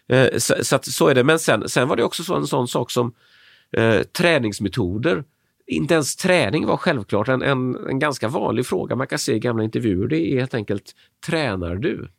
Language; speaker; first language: Swedish; native; Swedish